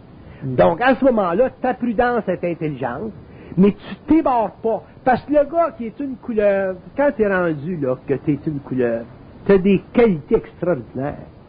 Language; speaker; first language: French; native; French